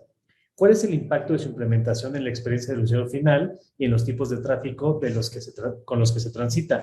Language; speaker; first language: Spanish; native; Spanish